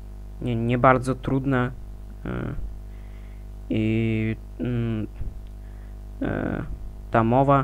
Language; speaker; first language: Polish; non-native, learner; Russian